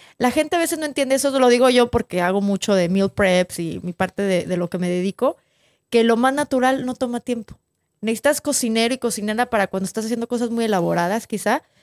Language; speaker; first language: Spanish; native; Spanish